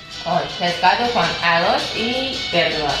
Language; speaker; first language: Spanish; non-native, learner; Persian